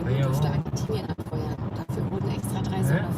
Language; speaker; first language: German; native; German